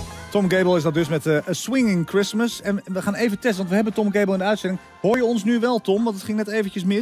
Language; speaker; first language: Dutch; native; Dutch